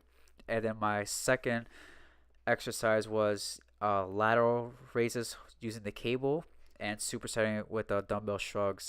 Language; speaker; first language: English; native; English